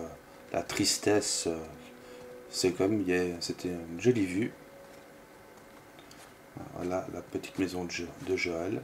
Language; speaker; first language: French; native; French